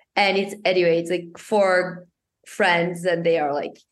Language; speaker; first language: English; non-native, fluent; Portuguese